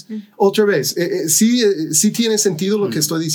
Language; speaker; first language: Spanish; non-native, fluent; English